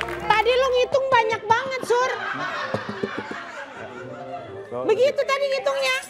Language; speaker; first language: Indonesian; native; Indonesian